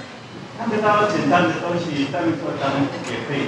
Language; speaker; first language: Chinese; non-native, learner; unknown